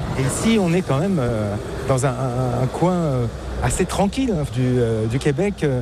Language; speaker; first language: French; native; French